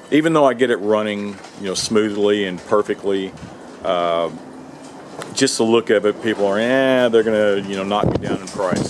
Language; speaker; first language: English; native; English